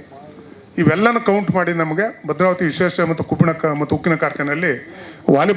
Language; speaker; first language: Kannada; native; Kannada